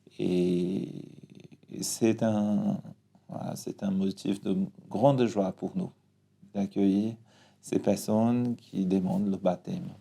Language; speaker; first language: French; non-native, fluent; Portuguese